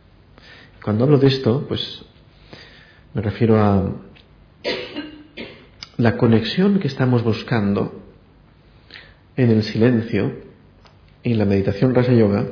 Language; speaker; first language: Spanish; native; Spanish